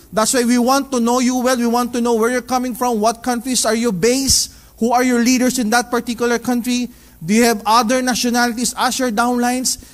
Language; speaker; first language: English; non-native, local second language; Filipino